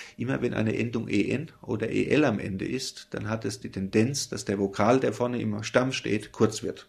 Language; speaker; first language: German; native; German